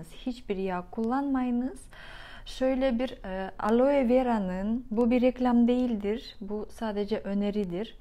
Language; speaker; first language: Turkish; non-native, fluent; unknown